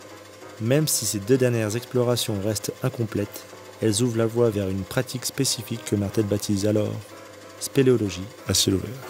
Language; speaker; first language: French; native; French